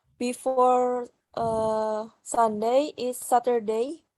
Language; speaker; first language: English; non-native, learner; Indonesian